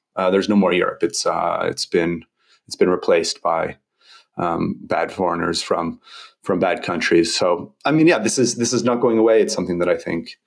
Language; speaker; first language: English; native; English